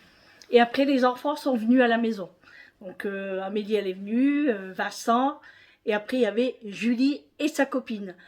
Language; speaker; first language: French; native; French